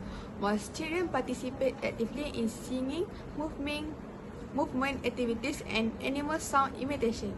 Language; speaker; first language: English; non-native, learner; Malay